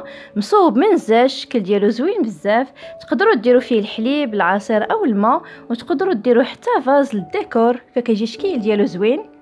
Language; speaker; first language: Arabic; native; Arabic